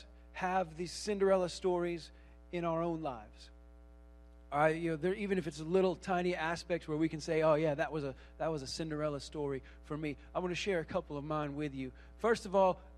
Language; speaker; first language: English; native; English